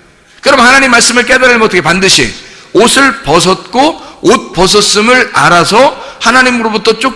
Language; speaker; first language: Korean; native; Korean